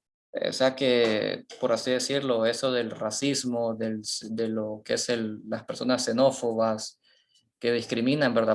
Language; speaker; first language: Spanish; native; Spanish